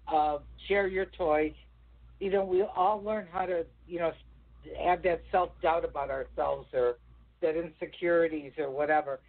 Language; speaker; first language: English; native; English